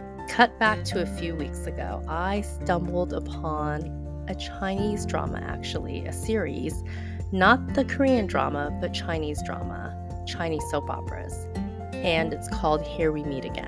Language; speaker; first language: English; early bilingual, other home language; Chinese